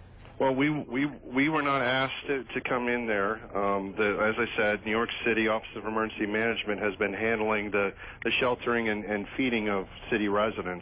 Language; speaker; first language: English; native; English